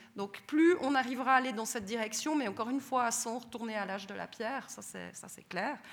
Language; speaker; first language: French; native; French